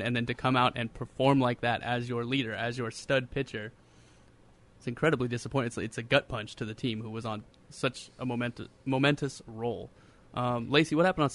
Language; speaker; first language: English; native; English